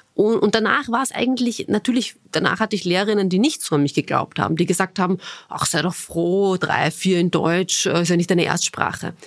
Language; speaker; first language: German; early bilingual, other home language; Bosnian